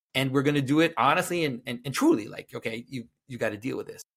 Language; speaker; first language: English; non-native, fluent; French